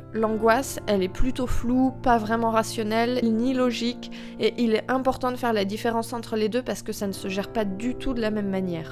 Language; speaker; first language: French; native; French